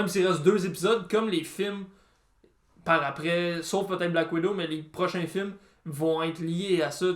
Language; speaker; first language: French; native; French